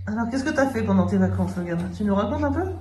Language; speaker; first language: French; native; French